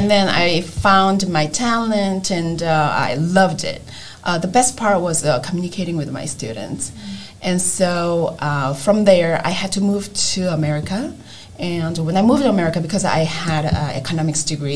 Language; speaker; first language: English; non-native, fluent; Korean